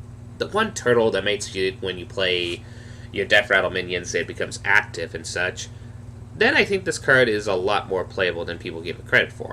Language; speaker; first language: English; native; English